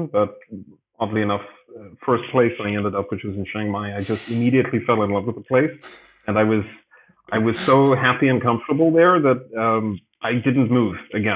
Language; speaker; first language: English; native; English